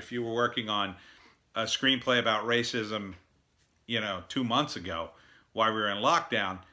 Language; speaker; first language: English; native; English